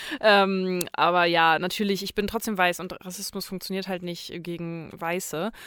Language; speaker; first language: German; native; German